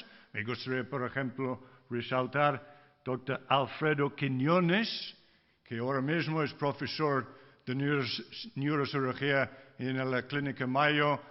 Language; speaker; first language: Spanish; non-native, fluent; English